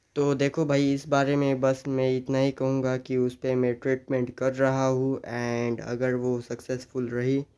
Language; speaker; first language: Hindi; native; Hindi